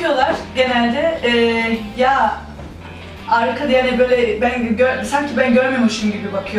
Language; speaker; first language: Turkish; early bilingual, heritage; Turkish